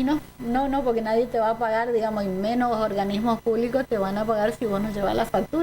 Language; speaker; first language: Spanish; native; Spanish